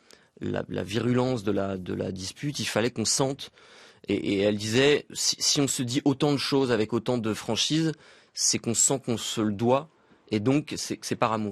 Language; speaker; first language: French; native; French